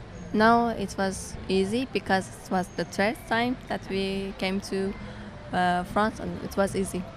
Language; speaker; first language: English; non-native, learner; Persian